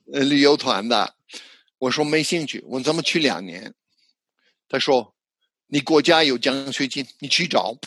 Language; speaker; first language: Chinese; non-native, fluent; English